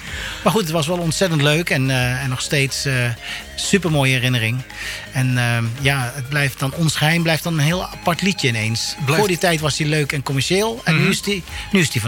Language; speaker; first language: Dutch; native; Dutch